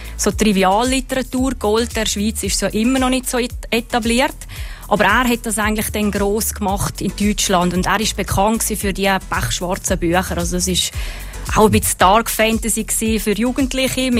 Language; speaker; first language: German; native; German